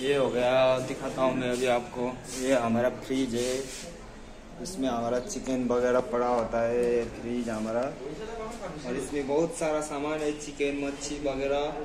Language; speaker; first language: Hindi; non-native, local second language; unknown